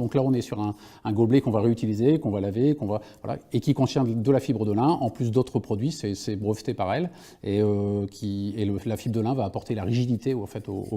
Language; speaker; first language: French; native; French